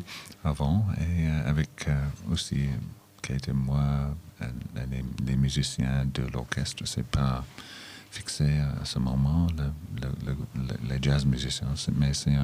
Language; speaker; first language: French; non-native, learner; English